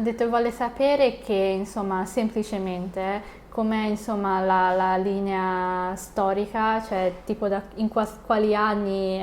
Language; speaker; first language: Italian; non-native, fluent; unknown